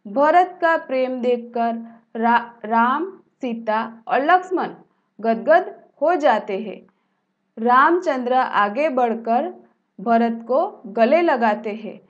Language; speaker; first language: Hindi; non-native, local second language; Gujarati